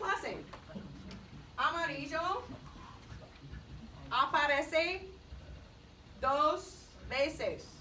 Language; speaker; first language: Spanish; non-native, fluent; English